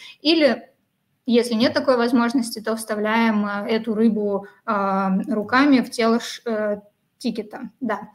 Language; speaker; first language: Russian; native; Russian